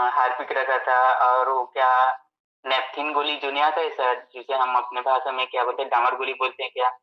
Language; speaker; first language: Hindi; native; Hindi